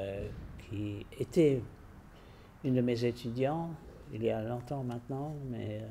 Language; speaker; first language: French; non-native, fluent; English